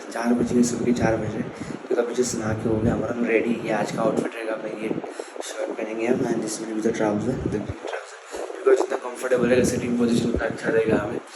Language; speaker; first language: Hindi; non-native, local second language; Marathi